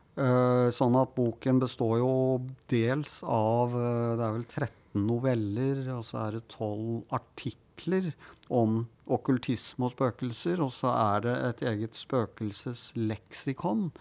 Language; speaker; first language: Norwegian; native; Norwegian